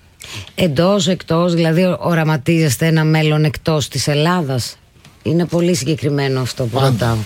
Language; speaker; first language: Greek; native; Greek